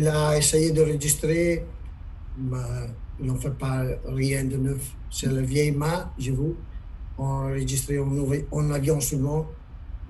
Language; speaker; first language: French; non-native, learner; Italian